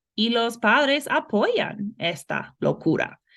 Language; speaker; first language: Spanish; non-native, fluent; English